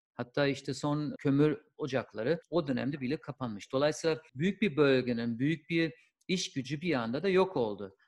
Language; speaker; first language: Turkish; non-native, fluent; German